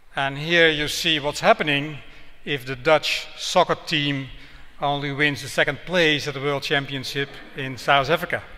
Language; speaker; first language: English; non-native, fluent; Dutch